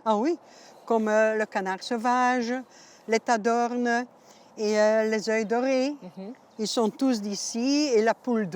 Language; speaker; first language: French; non-native, local second language; Dutch